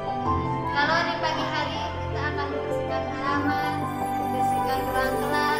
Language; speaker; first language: Indonesian; non-native, local second language; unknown